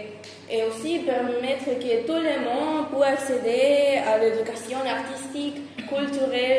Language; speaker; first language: French; non-native, fluent; Spanish